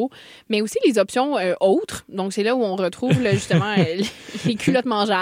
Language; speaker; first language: French; native; French